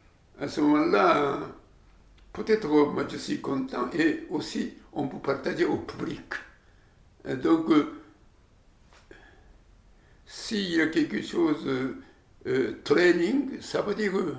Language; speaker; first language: French; non-native, learner; Japanese